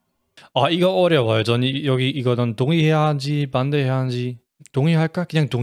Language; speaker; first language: Korean; non-native, fluent; German